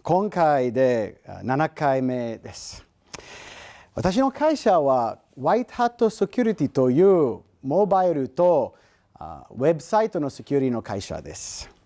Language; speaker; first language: Japanese; non-native, learner; English